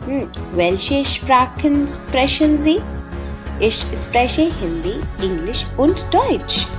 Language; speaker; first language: German; non-native, fluent; Hindi